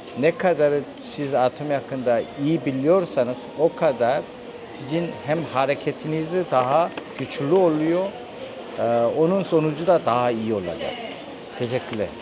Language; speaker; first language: Turkish; non-native, fluent; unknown